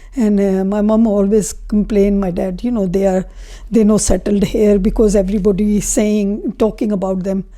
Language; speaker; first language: English; non-native, local second language; Punjabi